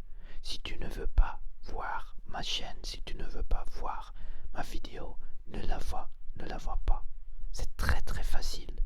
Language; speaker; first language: French; non-native, learner; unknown